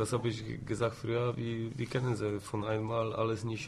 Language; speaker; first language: German; non-native, fluent; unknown